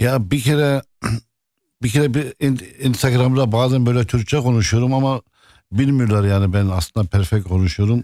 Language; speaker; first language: Turkish; non-native, fluent; Arabic